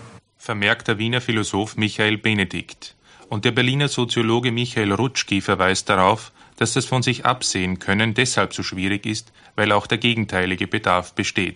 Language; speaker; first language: German; native; German